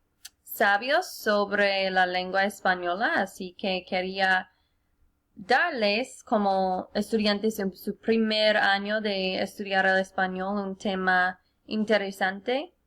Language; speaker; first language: Spanish; non-native, fluent; English